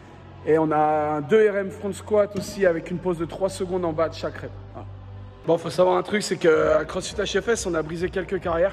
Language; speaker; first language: French; native; French